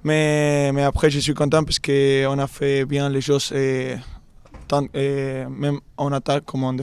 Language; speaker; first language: French; non-native, fluent; Spanish